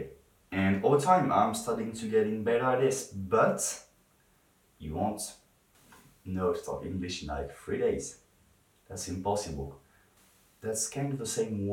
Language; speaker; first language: English; non-native, fluent; French